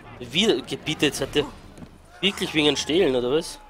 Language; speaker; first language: German; native; German